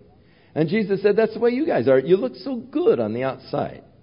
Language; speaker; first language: English; native; English